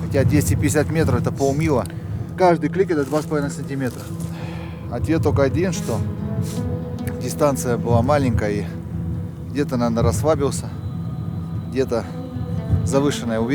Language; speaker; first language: Russian; native; Russian